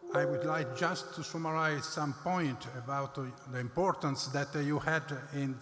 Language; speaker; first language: English; non-native, fluent; Italian